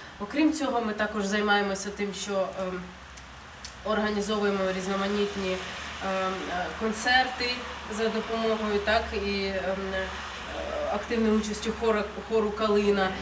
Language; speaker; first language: Ukrainian; native; Ukrainian